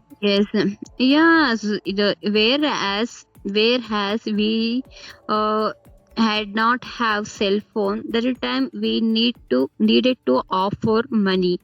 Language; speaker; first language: English; non-native, learner; Kannada